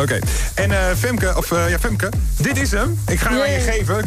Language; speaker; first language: Dutch; native; Dutch